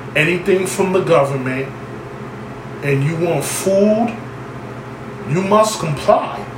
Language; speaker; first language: English; native; English